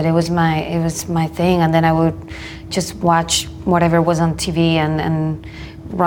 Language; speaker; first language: English; non-native, fluent; Spanish